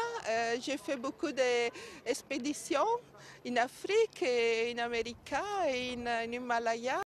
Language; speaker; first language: French; non-native, learner; Italian